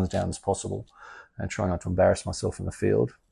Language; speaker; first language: English; native; English